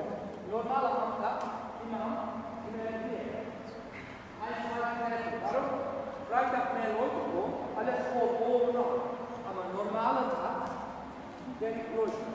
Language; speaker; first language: German; non-native, learner; Turkish